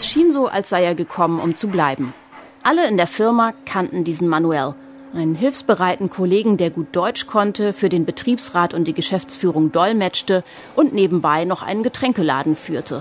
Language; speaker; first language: German; native; German